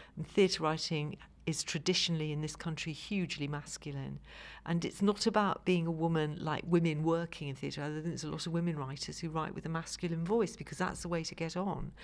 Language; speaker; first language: English; native; English